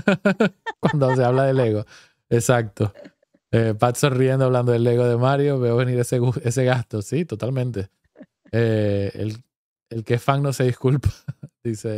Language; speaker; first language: Spanish; native; Spanish